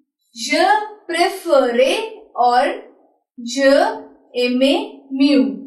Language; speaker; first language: French; non-native, learner; Hindi